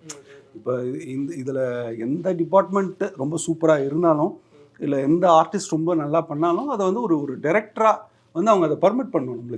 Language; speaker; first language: Tamil; native; Tamil